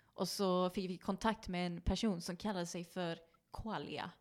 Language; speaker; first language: Swedish; native; Swedish